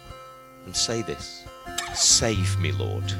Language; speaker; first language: English; native; English